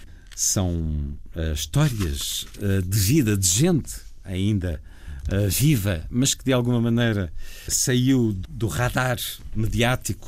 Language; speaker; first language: Portuguese; native; Portuguese